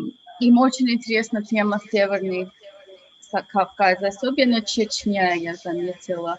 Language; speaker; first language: Russian; non-native, fluent; English